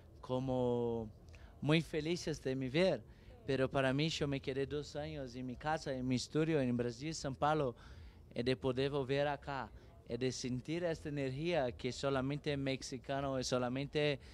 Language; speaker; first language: Spanish; non-native, learner; Portuguese